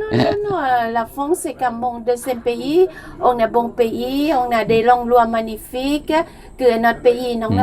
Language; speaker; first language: French; non-native, learner; Thai